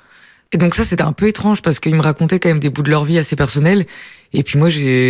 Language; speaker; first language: French; native; French